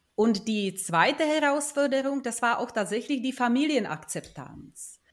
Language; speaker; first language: German; non-native, fluent; Czech